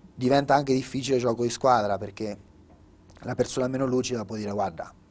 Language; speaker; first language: Italian; native; Italian